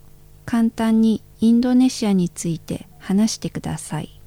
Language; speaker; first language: Japanese; non-native, fluent; Indonesian